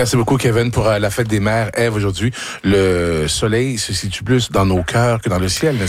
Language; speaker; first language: French; native; French